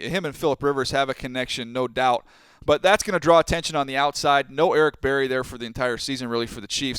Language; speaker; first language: English; native; English